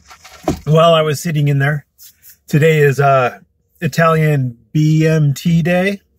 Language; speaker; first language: English; native; English